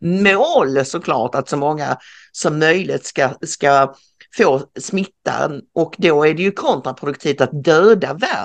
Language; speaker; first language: Swedish; native; Swedish